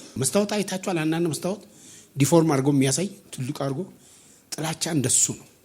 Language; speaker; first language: Amharic; non-native, local second language; Oromo